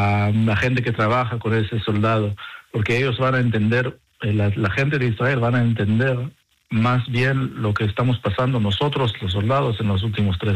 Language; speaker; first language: Spanish; non-native, fluent; Hebrew